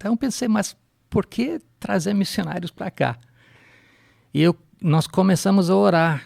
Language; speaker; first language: Portuguese; non-native, fluent; English